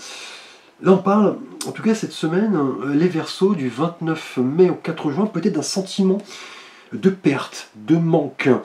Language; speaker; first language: French; native; French